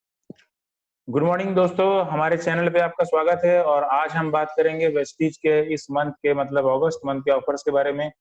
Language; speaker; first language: Hindi; native; Hindi